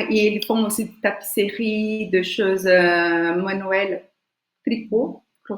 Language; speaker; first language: French; non-native, fluent; Portuguese